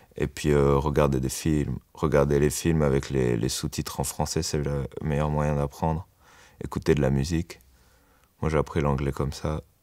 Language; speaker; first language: French; native; French